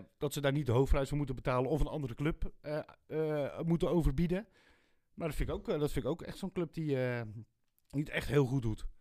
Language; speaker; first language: Dutch; native; Dutch